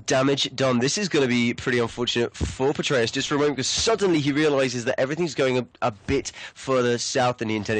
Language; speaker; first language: English; native; English